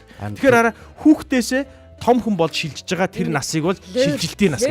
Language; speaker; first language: Mongolian; native; Mongolian